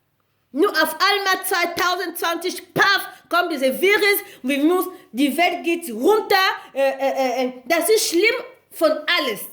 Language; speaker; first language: German; non-native, learner; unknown